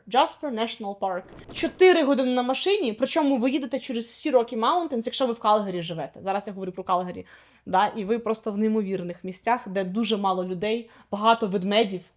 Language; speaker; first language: Ukrainian; native; Ukrainian